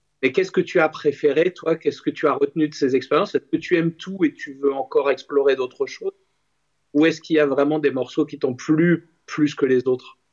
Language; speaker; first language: French; native; French